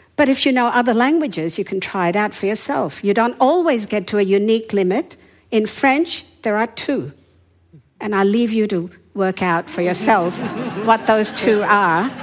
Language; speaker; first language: English; non-native, fluent; Hindi